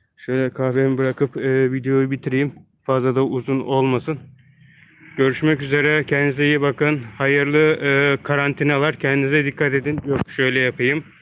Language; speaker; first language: Turkish; native; Turkish